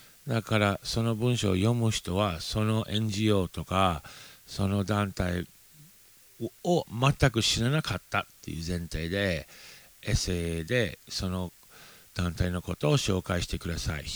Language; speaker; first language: Japanese; non-native, fluent; English